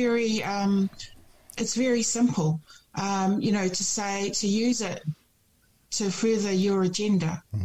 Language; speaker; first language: English; native; English